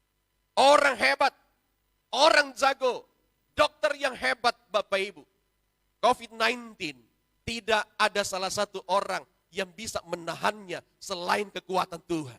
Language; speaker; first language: Indonesian; native; Indonesian